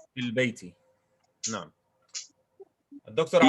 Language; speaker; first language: Arabic; non-native, fluent; English